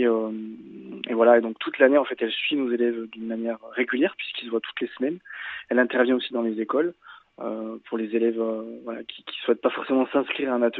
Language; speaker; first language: French; native; French